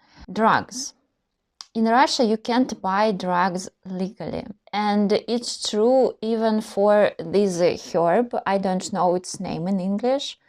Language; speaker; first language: English; non-native, learner; Russian